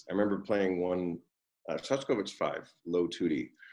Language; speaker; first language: English; native; English